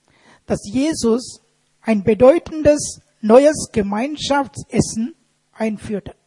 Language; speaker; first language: German; non-native, fluent; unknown